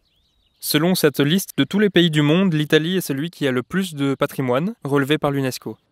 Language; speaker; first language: French; native; French